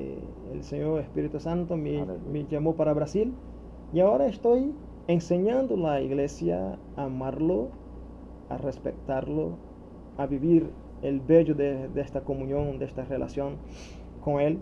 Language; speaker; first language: Spanish; non-native, learner; Portuguese